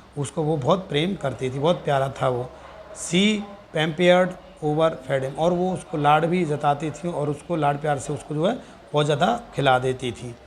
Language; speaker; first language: Hindi; native; Hindi